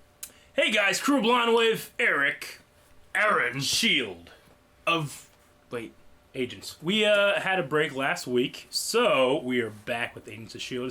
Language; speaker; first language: English; native; English